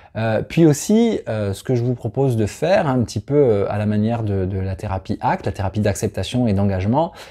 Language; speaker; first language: French; native; French